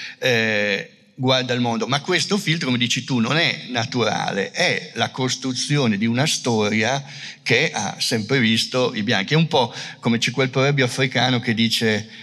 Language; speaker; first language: Italian; native; Italian